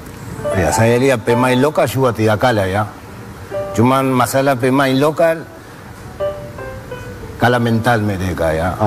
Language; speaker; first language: Indonesian; non-native, fluent; Spanish